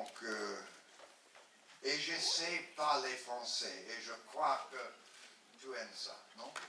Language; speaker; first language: French; non-native, learner; English